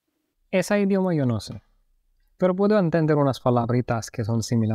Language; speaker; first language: Spanish; non-native, fluent; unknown